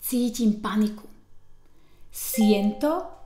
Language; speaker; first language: Spanish; non-native, fluent; Slovak